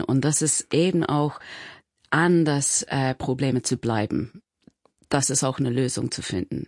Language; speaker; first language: German; non-native, learner; English